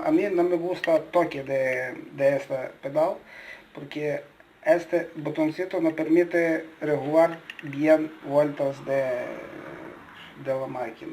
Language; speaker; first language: Spanish; non-native, learner; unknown